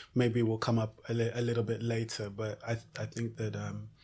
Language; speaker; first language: English; early bilingual, other home language; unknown